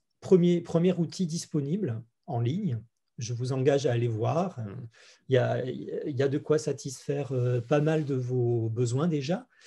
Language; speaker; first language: French; native; French